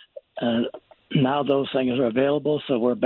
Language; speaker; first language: English; native; English